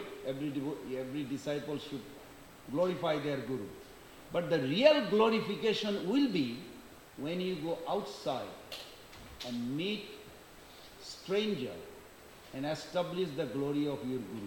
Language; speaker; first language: English; non-native, local second language; Bangla